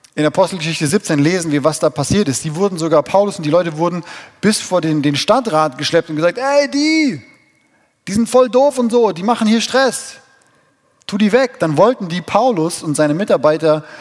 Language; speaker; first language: German; native; German